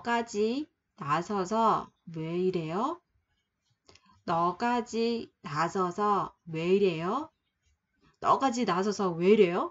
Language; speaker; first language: Korean; non-native, fluent; Vietnamese